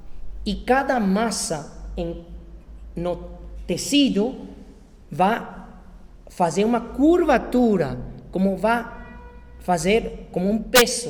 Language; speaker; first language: Portuguese; non-native, fluent; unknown